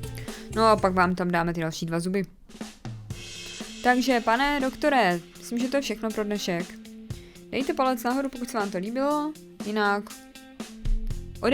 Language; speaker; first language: Czech; native; Czech